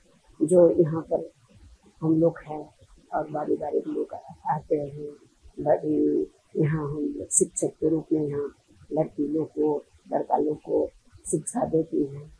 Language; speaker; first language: Hindi; non-native, local second language; Maithili